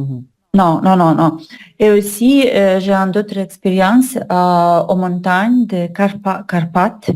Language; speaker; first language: French; non-native, learner; Russian